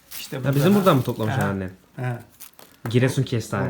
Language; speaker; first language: Turkish; native; Turkish